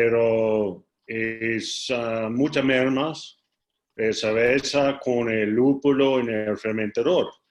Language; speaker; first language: Spanish; non-native, learner; English